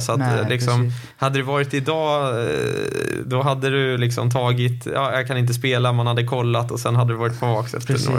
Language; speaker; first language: Swedish; native; Swedish